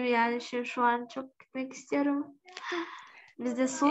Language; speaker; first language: Turkish; non-native, learner; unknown